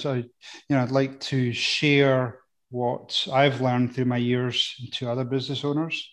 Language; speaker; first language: English; native; English